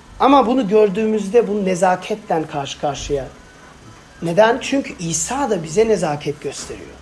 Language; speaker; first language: Turkish; non-native, fluent; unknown